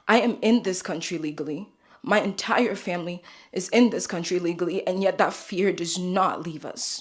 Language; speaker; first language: English; early bilingual, other home language; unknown